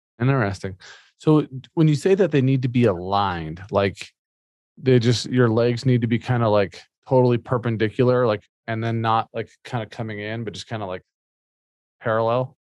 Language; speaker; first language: English; native; English